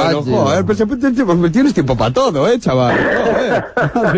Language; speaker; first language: Spanish; native; Spanish